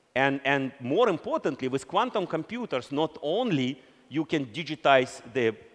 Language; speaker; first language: English; non-native, fluent; Russian